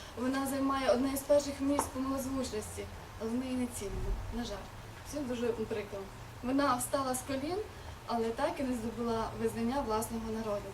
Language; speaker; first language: Ukrainian; non-native, local second language; Russian